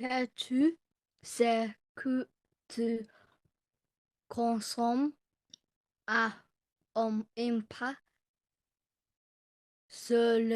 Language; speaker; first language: French; non-native, learner; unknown